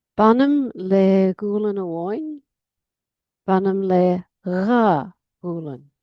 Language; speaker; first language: Irish; non-native, learner; English